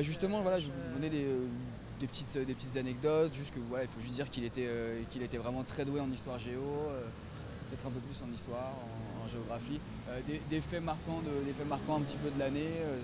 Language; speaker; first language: French; native; French